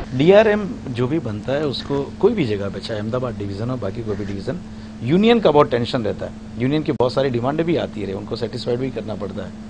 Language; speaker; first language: Hindi; non-native, local second language; Gujarati